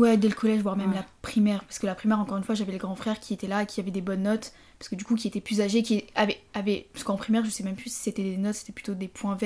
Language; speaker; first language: French; native; French